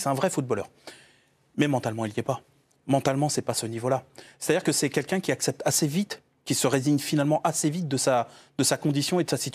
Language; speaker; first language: French; native; French